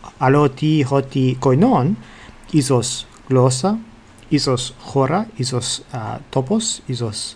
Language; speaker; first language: Greek; non-native, fluent; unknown